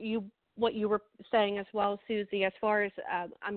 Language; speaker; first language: English; native; English